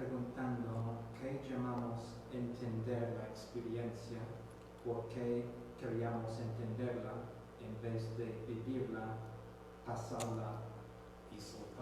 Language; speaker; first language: Spanish; non-native, fluent; English